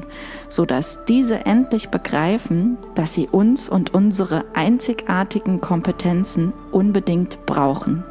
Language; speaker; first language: German; native; German